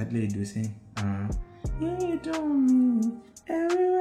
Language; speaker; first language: English; non-native, local second language; Shona